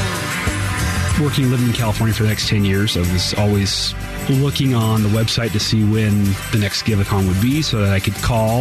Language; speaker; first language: English; native; English